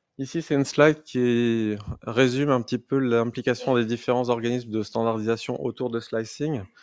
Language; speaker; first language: French; native; French